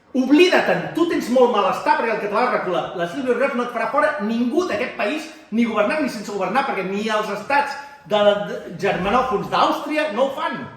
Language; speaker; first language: Catalan; native; Catalan